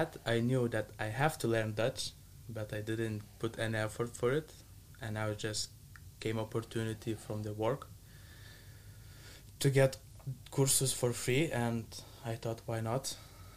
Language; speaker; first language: English; non-native, learner; Lithuanian